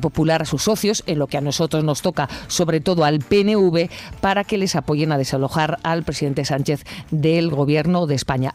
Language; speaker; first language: Spanish; native; Spanish